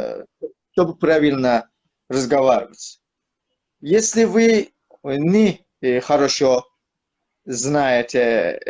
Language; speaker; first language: Russian; non-native, learner; Turkish